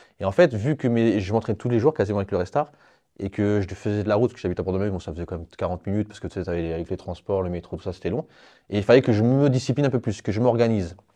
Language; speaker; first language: French; native; French